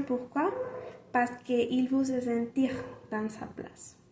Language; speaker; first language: French; non-native, learner; Spanish